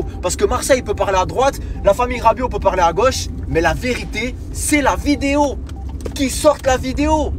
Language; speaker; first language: French; native; French